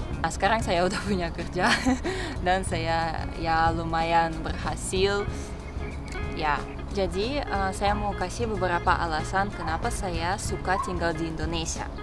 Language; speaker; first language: Indonesian; non-native, fluent; Russian